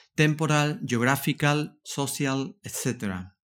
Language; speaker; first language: English; non-native, fluent; Spanish